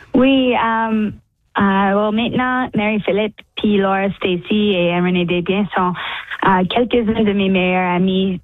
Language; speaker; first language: French; non-native, local second language; English